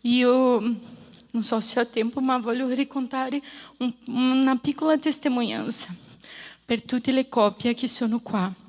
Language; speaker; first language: Italian; non-native, fluent; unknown